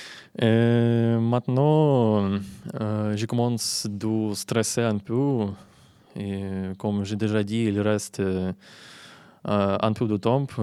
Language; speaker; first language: French; non-native, learner; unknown